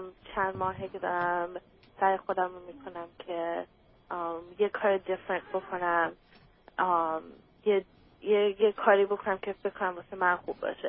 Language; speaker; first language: Persian; early bilingual, other home language; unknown